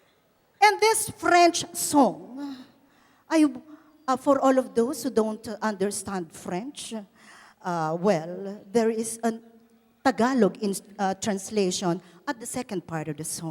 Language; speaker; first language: English; non-native, local second language; Filipino